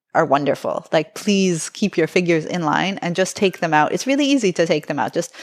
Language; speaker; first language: English; native; English